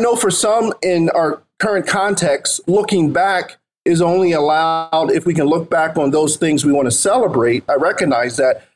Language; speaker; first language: English; native; English